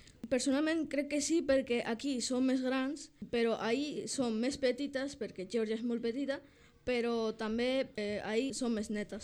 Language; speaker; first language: Catalan; early bilingual, other home language; Georgian